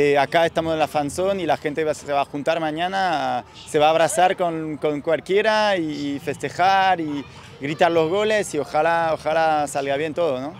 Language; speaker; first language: Spanish; non-native, fluent; French